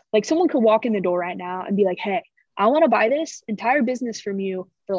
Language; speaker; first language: English; native; English